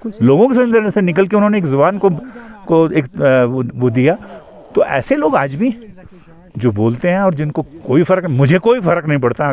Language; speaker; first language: Urdu; native; Urdu